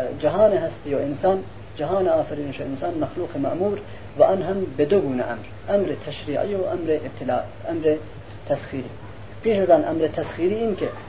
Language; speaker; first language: Persian; non-native, local second language; Central Kurdish